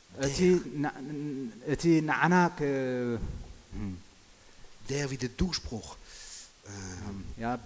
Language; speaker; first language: German; non-native, fluent; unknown